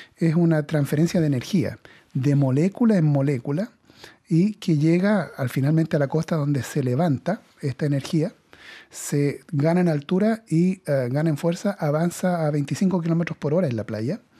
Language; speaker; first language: Spanish; native; Spanish